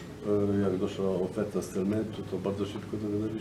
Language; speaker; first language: Polish; non-native, fluent; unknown